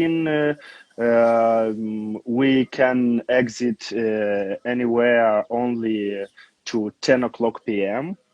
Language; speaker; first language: English; non-native, learner; Romanian